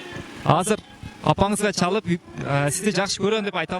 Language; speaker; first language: Kyrgyz; native; Kyrgyz